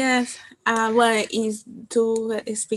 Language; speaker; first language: English; non-native, learner; Spanish